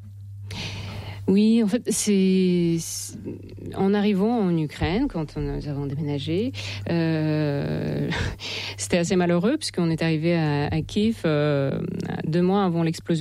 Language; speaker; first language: French; non-native, fluent; Russian